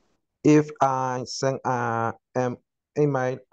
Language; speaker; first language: English; non-native, learner; Spanish